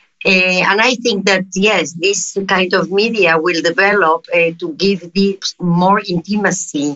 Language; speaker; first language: English; non-native, fluent; Spanish